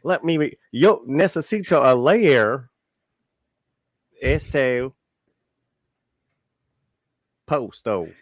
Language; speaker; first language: Spanish; early bilingual, heritage; Spanish